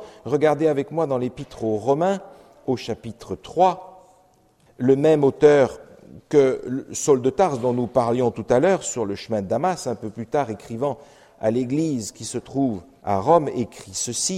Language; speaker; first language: French; native; French